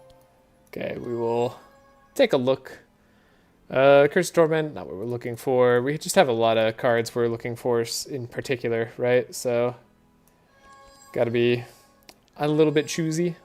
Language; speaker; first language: English; native; English